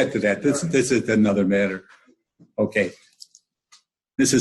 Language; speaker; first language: English; native; English